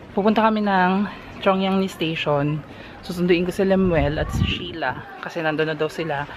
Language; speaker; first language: Filipino; native; Filipino